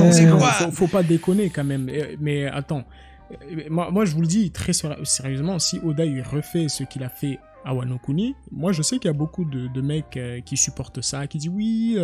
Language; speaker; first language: French; native; French